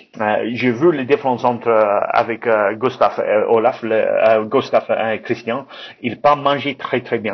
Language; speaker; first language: French; non-native, learner; English